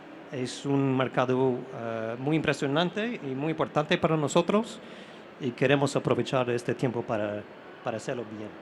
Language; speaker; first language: Spanish; non-native, fluent; English